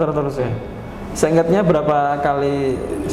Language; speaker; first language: Indonesian; native; Indonesian